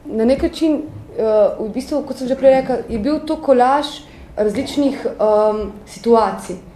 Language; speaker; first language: Slovenian; native; Slovenian